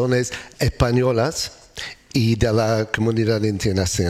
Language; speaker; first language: Spanish; non-native, learner; English